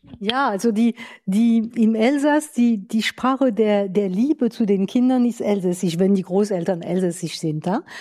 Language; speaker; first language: German; non-native, fluent; French